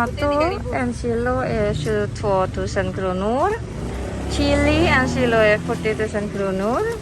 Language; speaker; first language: Swedish; non-native, learner; Indonesian